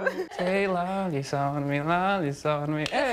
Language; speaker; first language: Korean; non-native, learner; English